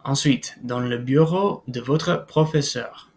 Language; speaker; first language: French; non-native, fluent; English